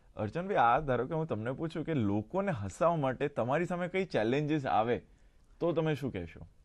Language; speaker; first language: Gujarati; native; Gujarati